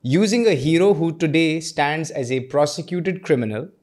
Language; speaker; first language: English; non-native, local second language; Urdu